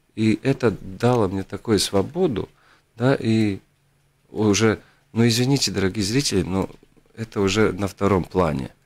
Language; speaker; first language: Russian; non-native, local second language; Latvian